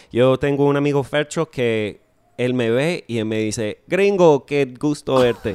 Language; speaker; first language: Spanish; non-native, fluent; English